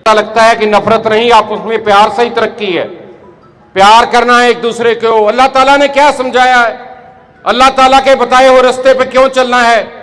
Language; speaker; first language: Hindi; non-native, local second language; Punjabi